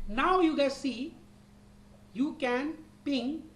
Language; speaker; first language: English; non-native, local second language; Bangla